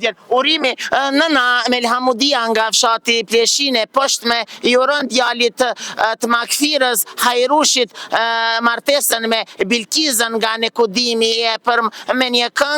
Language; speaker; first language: Albanian; native; Albanian